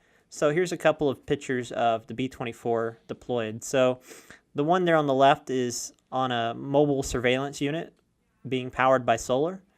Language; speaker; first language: English; native; English